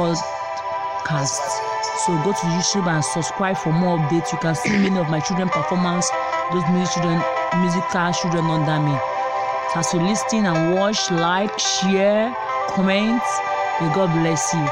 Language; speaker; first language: English; non-native, local second language; Igbo